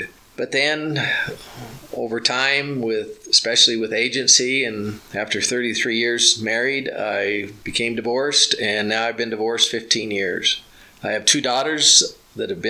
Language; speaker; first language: English; native; English